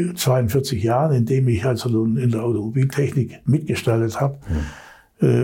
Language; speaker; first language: German; native; German